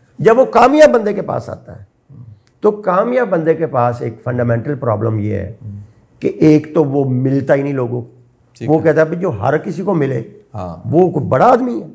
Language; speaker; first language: Urdu; non-native, local second language; Punjabi